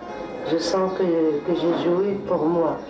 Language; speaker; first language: French; non-native, learner; Arabic